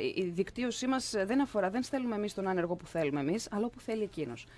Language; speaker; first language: Greek; native; Greek